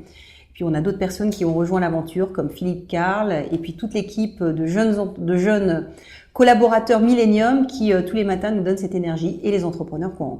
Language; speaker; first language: French; native; French